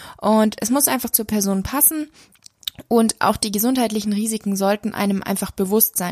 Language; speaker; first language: German; native; German